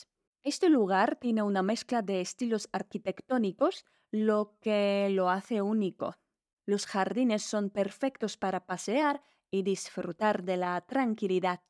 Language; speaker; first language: Spanish; non-native, fluent; Polish